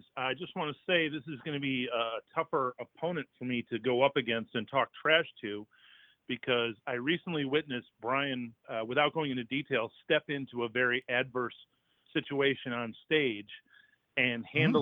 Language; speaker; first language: English; native; English